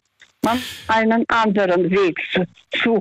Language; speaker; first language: German; non-native, learner; Russian